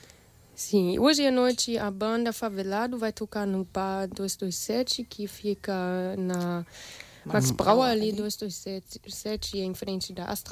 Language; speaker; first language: Portuguese; non-native, fluent; German